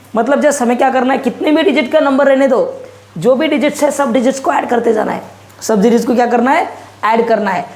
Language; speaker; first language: Hindi; non-native, local second language; Marathi